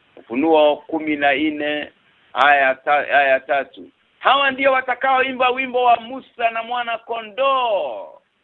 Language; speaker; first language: Swahili; non-native, local second language; Kikuyu